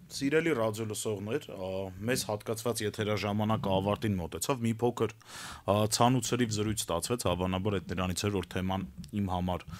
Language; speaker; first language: Armenian; native; Armenian